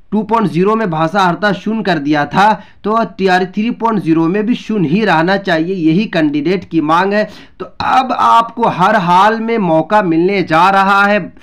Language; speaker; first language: Hindi; native; Hindi